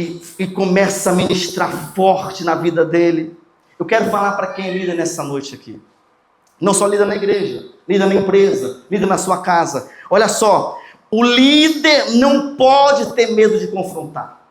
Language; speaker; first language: Portuguese; native; Portuguese